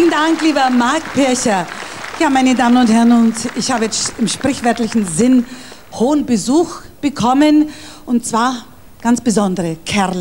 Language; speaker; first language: German; native; German